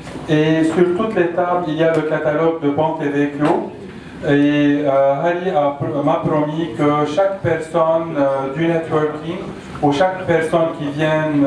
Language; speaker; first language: French; non-native, local second language; Arabic